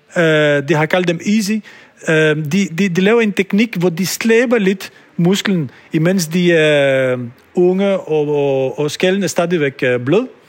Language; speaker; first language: Danish; non-native, fluent; French